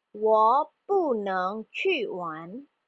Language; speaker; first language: Chinese; non-native, fluent; Indonesian